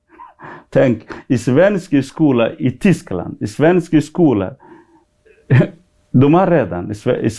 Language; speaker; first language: Swedish; non-native, fluent; Somali